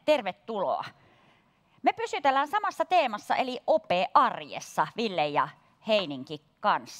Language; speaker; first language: Finnish; native; Finnish